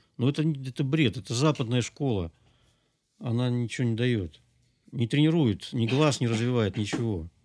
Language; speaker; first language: Russian; native; Russian